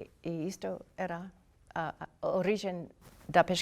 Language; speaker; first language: Portuguese; non-native, learner; English